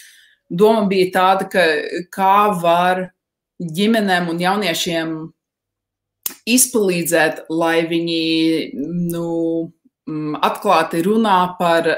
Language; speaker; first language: Latvian; early bilingual, heritage; Latvian